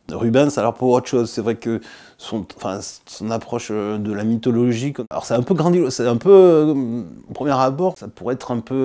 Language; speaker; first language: French; native; French